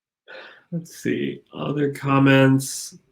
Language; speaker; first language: English; native; English